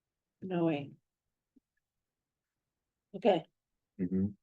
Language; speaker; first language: English; native; English